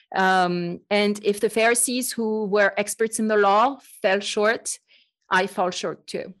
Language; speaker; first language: English; non-native, fluent; French